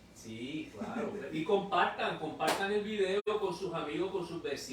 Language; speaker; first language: Spanish; native; Spanish